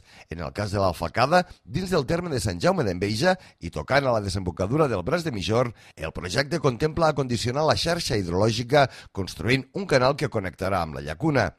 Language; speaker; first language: Catalan; native; Catalan